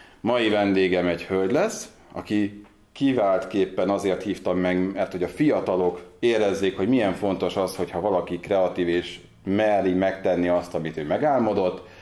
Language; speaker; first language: Hungarian; native; Hungarian